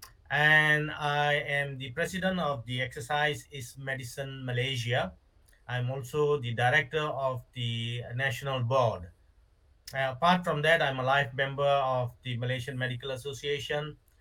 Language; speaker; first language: English; non-native, local second language; Tamil